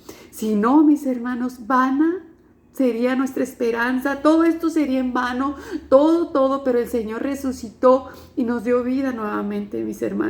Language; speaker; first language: Spanish; native; Spanish